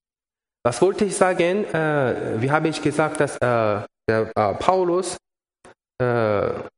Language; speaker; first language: German; non-native, learner; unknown